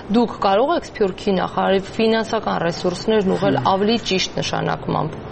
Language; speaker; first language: Armenian; native; Armenian